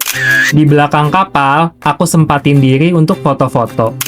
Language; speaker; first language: Indonesian; native; Indonesian